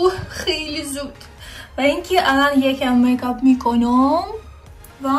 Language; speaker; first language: Persian; non-native, learner; Turkish